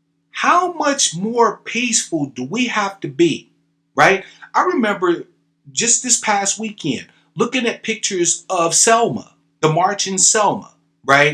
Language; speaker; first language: English; native; English